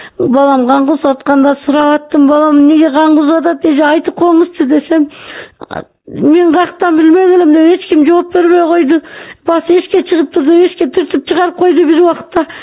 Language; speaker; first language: Kyrgyz; native; Kyrgyz